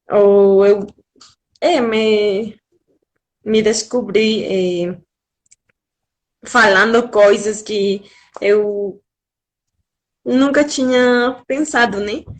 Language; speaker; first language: Portuguese; non-native, fluent; Spanish